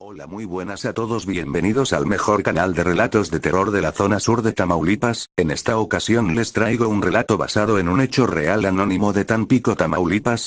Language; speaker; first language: Spanish; native; Spanish